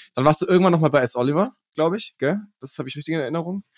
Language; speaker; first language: German; early bilingual, other home language; Arabic